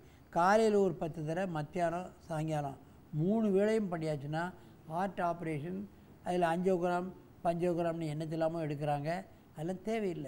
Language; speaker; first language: Tamil; native; Tamil